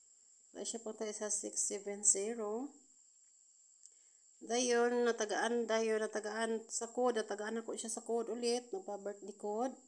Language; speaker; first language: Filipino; non-native, local second language; Cebuano